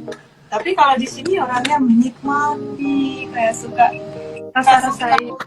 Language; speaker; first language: Indonesian; non-native, fluent; Russian